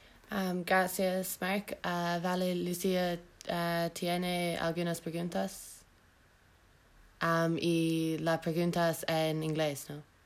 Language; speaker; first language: Spanish; non-native, learner; English